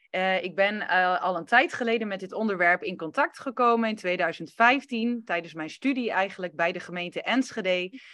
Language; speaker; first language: Dutch; early bilingual, other home language; Romanian